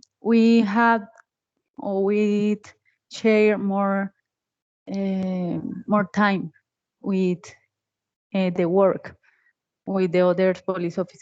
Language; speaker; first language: English; non-native, learner; Spanish